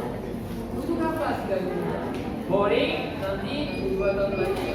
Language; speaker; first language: Indonesian; non-native, learner; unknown